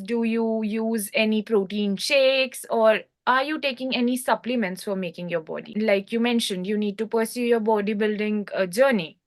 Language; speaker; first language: English; non-native, local second language; Hindi